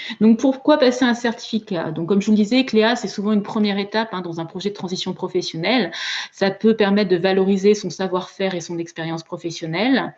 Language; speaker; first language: French; native; French